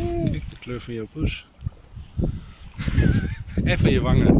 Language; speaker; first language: Dutch; native; Dutch